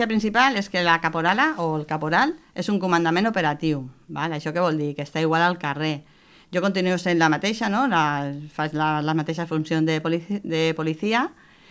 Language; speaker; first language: Catalan; native; Catalan